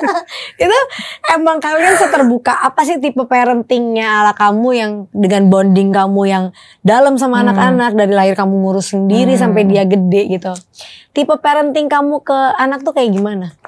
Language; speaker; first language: Indonesian; native; Indonesian